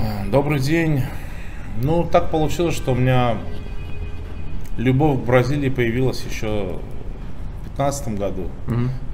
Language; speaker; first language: Russian; native; Russian